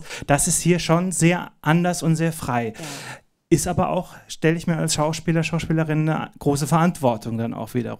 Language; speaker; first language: German; native; German